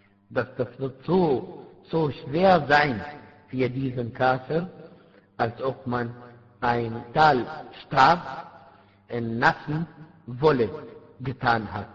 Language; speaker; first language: German; non-native, fluent; Arabic